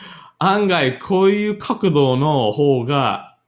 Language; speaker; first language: Japanese; non-native, learner; English